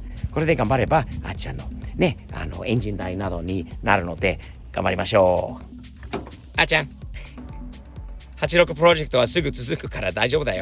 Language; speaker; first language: Japanese; native; Japanese